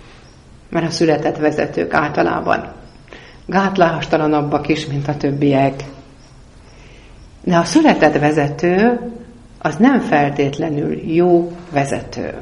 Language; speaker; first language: Hungarian; native; Hungarian